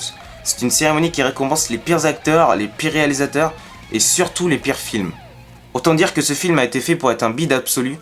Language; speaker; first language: French; native; French